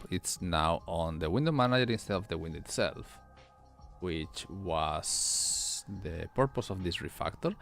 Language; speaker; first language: English; non-native, fluent; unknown